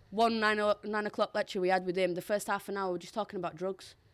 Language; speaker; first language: English; non-native, local second language; Portuguese